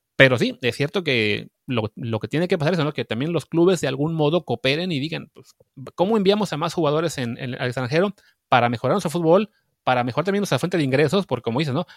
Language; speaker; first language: Spanish; native; Spanish